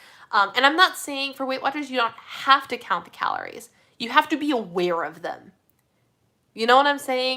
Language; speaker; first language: English; native; English